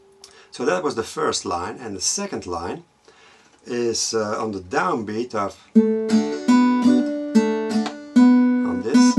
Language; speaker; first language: English; non-native, fluent; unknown